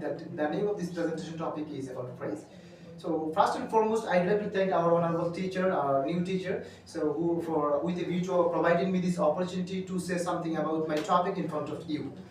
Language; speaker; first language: English; non-native, learner; Bangla